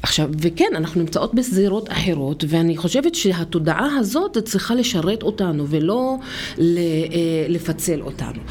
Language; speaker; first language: Hebrew; non-native, local second language; Arabic